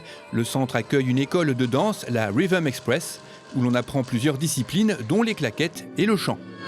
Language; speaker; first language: French; native; French